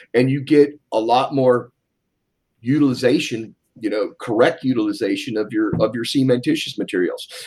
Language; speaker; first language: English; native; English